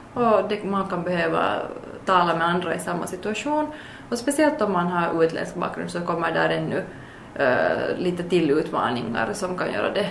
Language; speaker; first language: Swedish; native; Swedish